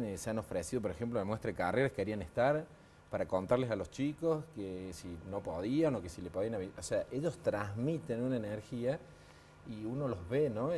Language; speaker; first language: Spanish; native; Spanish